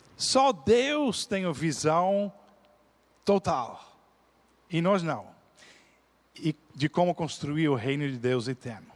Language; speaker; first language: Portuguese; non-native, fluent; Dutch